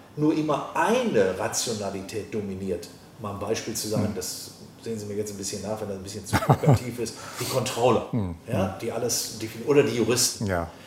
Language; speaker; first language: German; native; German